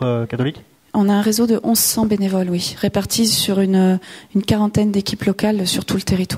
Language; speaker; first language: French; native; French